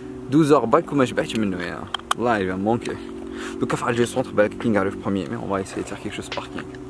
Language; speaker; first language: French; non-native, local second language; Arabic